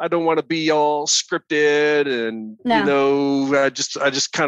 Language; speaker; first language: English; native; English